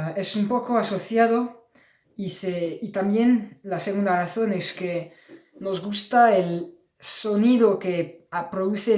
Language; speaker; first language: Spanish; non-native, learner; French